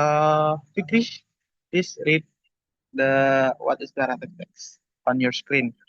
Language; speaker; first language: English; non-native, learner; Indonesian